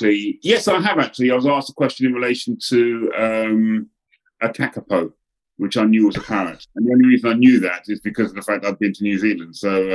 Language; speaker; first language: English; native; English